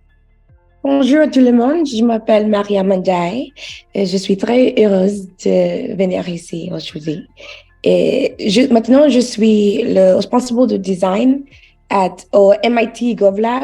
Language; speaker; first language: French; non-native, learner; English